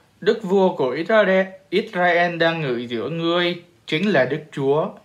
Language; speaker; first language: Vietnamese; early bilingual, heritage; Vietnamese